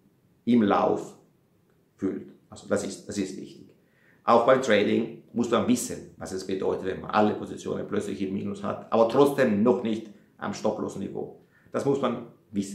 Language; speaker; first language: German; non-native, fluent; Italian